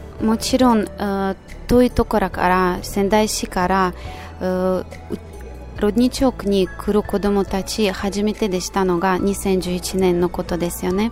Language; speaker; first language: Japanese; non-native, fluent; Russian